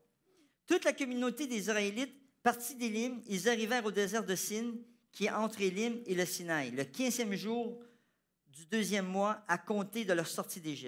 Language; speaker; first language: French; native; French